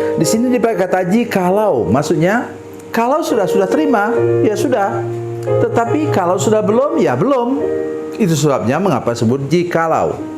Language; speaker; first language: Indonesian; native; Indonesian